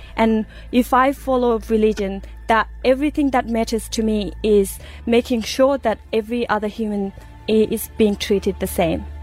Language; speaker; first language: English; non-native, fluent; Persian